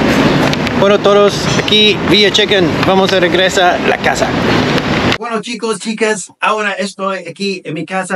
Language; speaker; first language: Spanish; non-native, learner; English